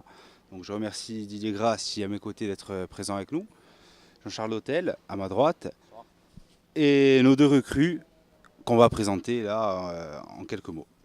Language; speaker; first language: French; native; French